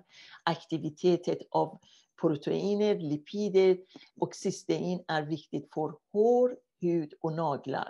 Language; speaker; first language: Swedish; non-native, fluent; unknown